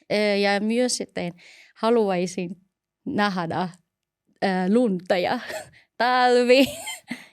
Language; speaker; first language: Finnish; non-native, learner; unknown